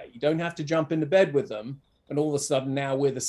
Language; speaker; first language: English; native; English